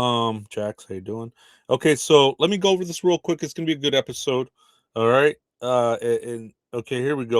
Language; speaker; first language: English; native; English